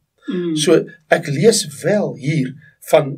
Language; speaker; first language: Afrikaans; native; Afrikaans